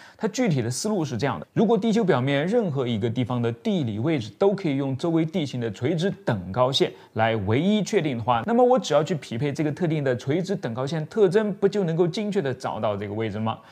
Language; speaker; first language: Chinese; native; Chinese